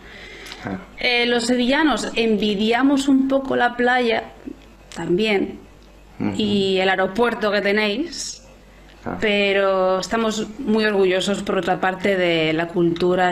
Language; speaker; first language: Spanish; native; Spanish